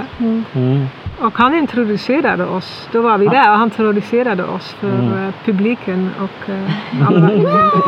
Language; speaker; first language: Swedish; non-native, fluent; Dutch